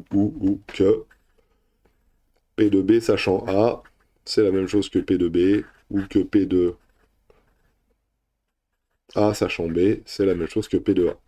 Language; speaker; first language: French; native; French